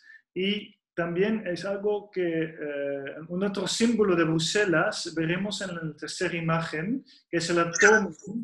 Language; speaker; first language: Spanish; non-native, fluent; Dutch